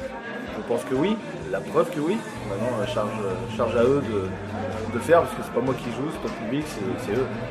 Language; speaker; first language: French; native; French